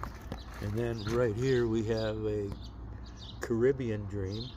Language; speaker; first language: English; native; English